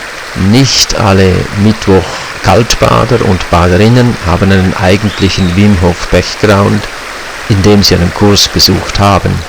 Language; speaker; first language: German; native; German